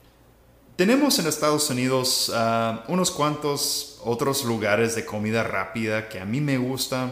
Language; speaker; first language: Spanish; non-native, fluent; English